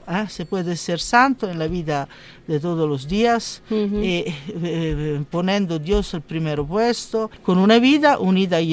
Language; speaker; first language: Spanish; non-native, learner; Italian